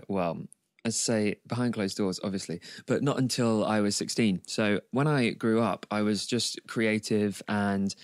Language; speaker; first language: English; native; English